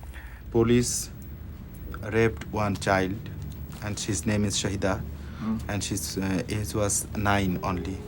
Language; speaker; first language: English; non-native, learner; Bangla